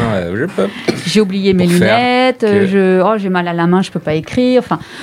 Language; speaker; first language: French; native; French